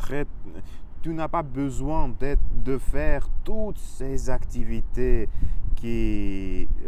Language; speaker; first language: French; non-native, fluent; Russian